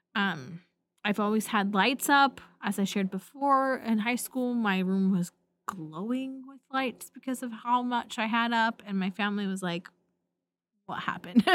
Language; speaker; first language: English; native; English